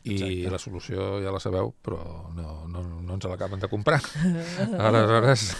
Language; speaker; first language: Catalan; native; Catalan